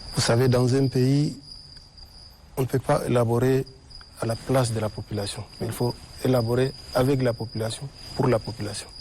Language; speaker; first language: French; non-native, local second language; Arabic